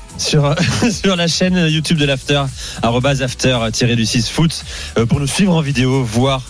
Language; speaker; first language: French; native; French